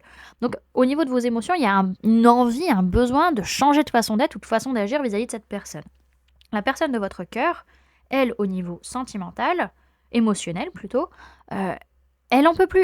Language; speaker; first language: French; native; French